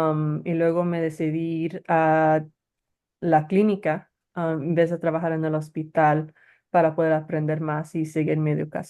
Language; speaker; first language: Spanish; early bilingual, heritage; Spanish